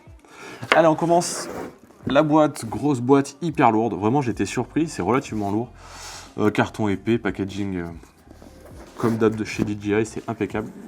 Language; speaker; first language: French; native; French